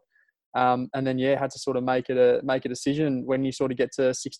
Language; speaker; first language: English; native; English